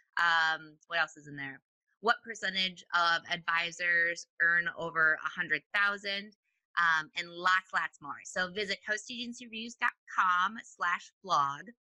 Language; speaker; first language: English; native; English